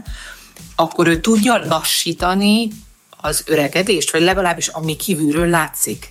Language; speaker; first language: Hungarian; native; Hungarian